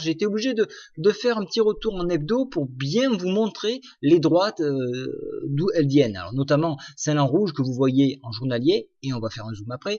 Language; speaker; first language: French; native; French